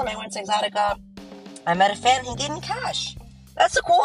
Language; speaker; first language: English; native; English